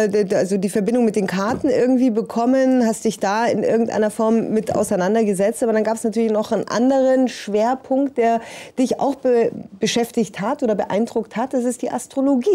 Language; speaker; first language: German; native; German